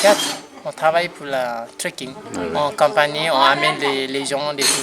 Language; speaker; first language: French; non-native, learner; Nepali